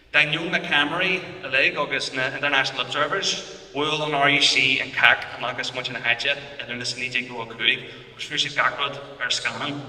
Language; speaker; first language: Irish; non-native, local second language; English